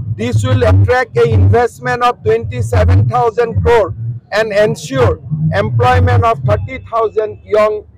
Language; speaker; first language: English; non-native, local second language; Assamese